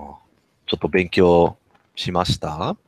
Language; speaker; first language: Japanese; non-native, learner; English